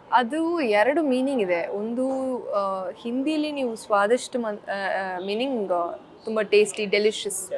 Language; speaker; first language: Kannada; early bilingual, heritage; Kannada